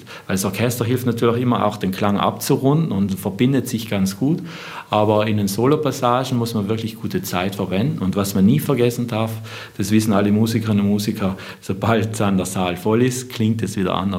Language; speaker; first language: German; native; German